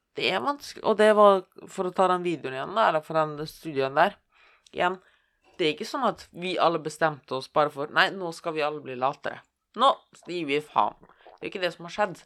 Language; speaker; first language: Norwegian; native; Norwegian